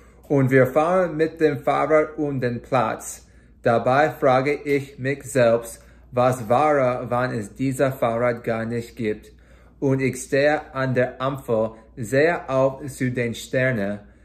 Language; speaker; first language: German; non-native, learner; English